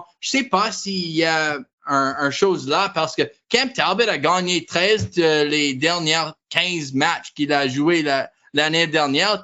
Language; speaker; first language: French; non-native, learner; English